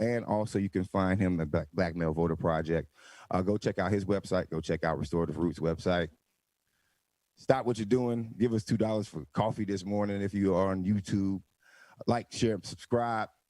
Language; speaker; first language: English; native; English